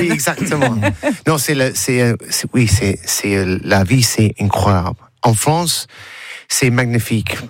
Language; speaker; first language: French; non-native, learner; English